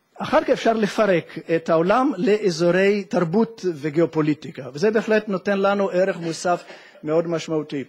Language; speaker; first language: Hebrew; non-native, fluent; Italian